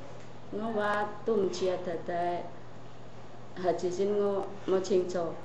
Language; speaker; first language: Cantonese; non-native, learner; Indonesian